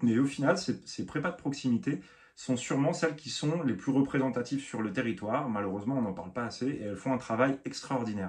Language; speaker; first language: French; native; French